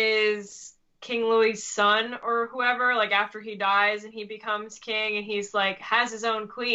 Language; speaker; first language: English; native; English